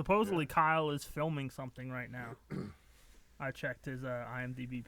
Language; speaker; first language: English; native; English